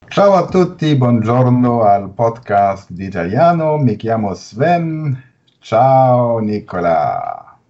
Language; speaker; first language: Italian; non-native, learner; German